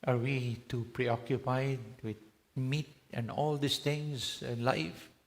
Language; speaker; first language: English; non-native, local second language; Filipino